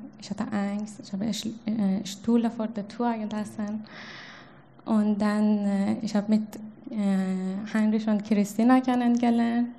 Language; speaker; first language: German; non-native, learner; Persian